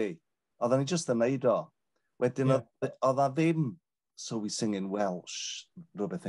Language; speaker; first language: Welsh; native; Welsh